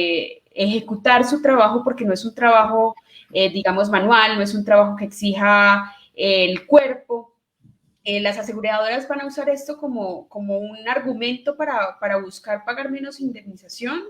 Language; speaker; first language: Spanish; native; Spanish